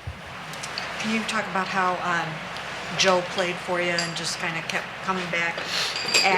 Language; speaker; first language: English; native; English